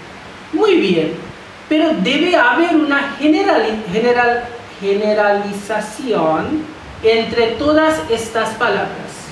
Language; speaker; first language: Spanish; non-native, fluent; Bangla